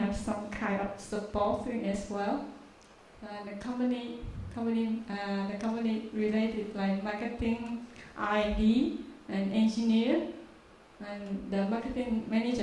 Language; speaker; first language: English; non-native, learner; Vietnamese